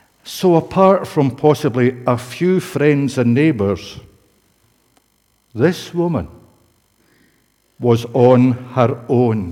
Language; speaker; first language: English; native; English